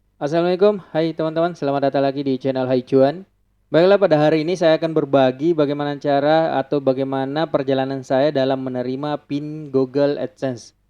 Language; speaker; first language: Indonesian; non-native, local second language; Buginese